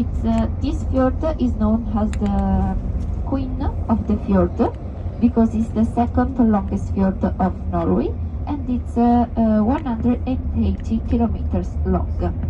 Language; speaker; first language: English; non-native, fluent; Spanish